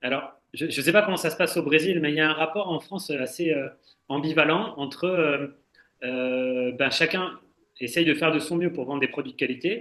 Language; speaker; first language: French; native; French